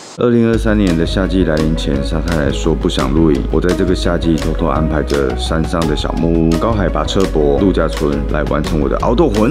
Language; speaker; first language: Chinese; native; Chinese